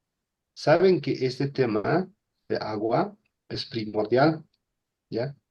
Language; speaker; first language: Spanish; native; Spanish